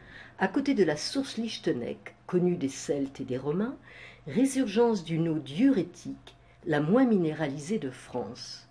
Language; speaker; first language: French; native; French